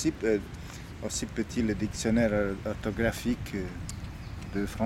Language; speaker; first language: French; non-native, fluent; Serbian